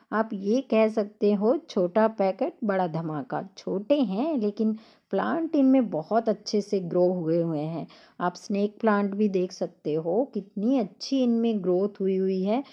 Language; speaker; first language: Hindi; native; Hindi